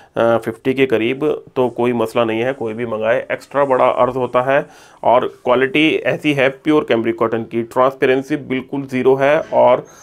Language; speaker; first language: Hindi; native; Hindi